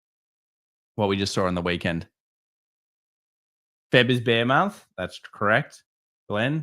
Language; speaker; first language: English; native; English